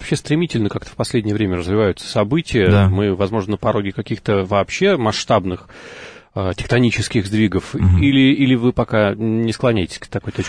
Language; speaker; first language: Russian; native; Russian